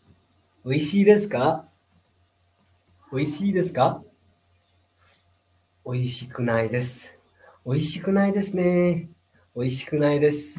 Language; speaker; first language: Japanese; non-native, fluent; Nepali